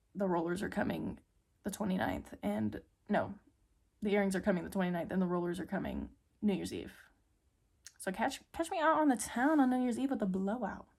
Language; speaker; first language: English; native; English